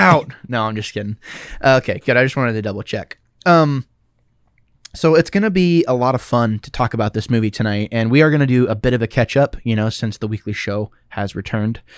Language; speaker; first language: English; native; English